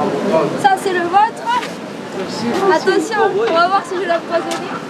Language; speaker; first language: French; native; French